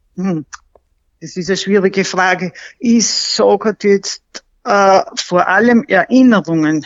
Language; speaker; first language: German; native; German